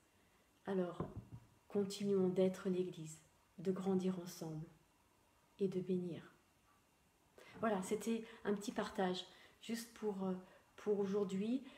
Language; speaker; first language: French; native; French